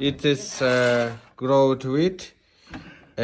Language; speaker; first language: English; non-native, learner; Uzbek